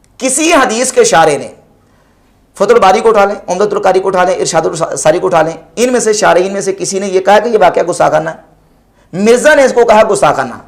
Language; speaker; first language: Urdu; native; Urdu